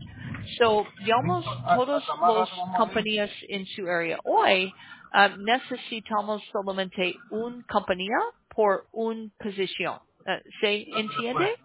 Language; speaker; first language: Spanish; non-native, learner; English